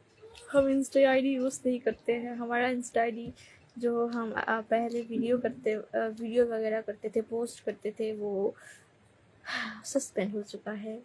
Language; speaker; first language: Hindi; non-native, local second language; Bangla